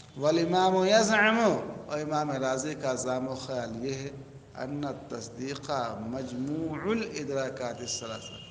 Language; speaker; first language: Urdu; native; Urdu